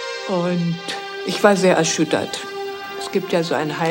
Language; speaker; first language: German; native; German